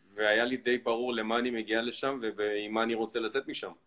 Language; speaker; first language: Hebrew; early bilingual, other home language; Russian